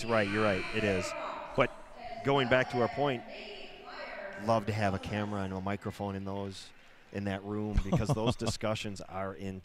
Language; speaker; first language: English; native; English